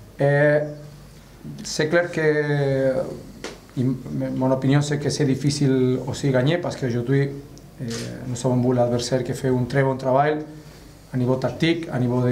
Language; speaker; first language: French; non-native, fluent; Spanish